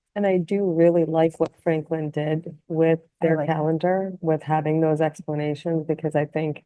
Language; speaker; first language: English; non-native, local second language; Malayalam